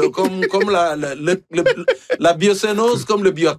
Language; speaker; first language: French; native; French